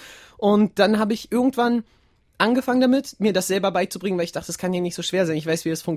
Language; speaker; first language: German; native; German